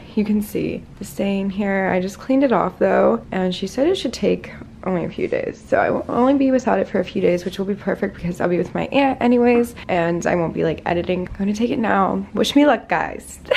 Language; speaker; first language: English; native; English